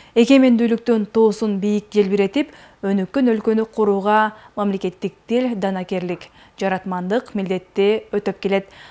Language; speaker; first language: Kyrgyz; native; Kyrgyz